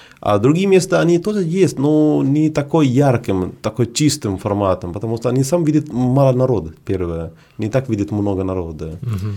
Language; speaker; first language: Russian; non-native, fluent; Hindi